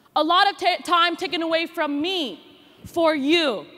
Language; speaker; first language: English; native; English